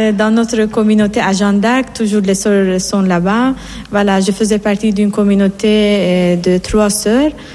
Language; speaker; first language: French; non-native, fluent; Persian